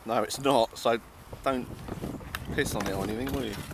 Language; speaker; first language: English; native; English